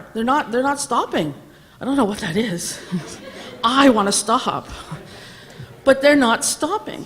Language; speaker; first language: English; native; English